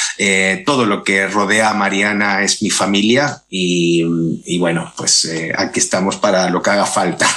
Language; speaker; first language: Spanish; native; Spanish